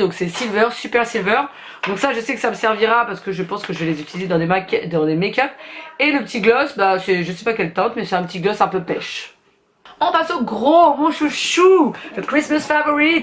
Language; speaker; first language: French; native; French